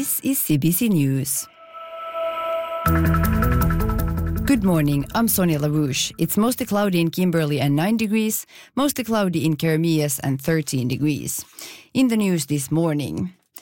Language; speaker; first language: English; non-native, fluent; Finnish